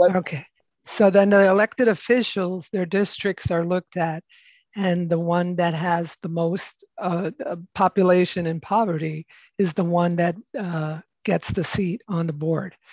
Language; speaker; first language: English; native; English